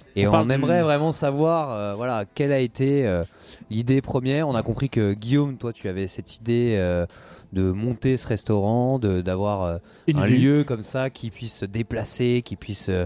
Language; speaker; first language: French; native; French